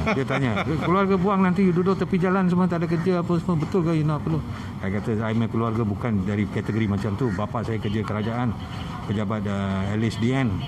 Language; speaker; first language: Malay; non-native, local second language; Tamil